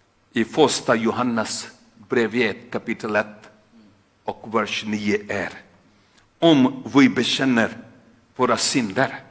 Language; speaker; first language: Swedish; non-native, fluent; Urdu